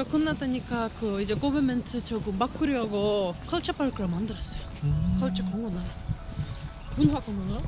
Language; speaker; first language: Korean; non-native, fluent; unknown